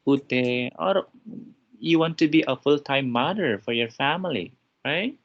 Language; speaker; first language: English; non-native, fluent; Indonesian